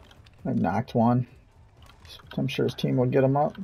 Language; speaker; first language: English; native; English